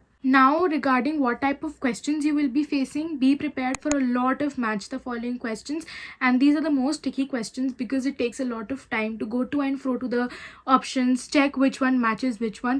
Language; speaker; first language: English; non-native, local second language; Hindi